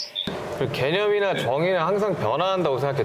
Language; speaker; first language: Korean; native; Korean